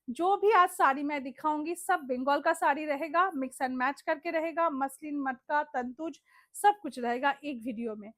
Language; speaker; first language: Hindi; non-native, local second language; Bangla